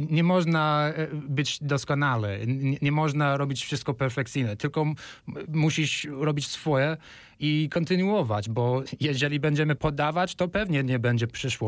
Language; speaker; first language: Polish; non-native, fluent; English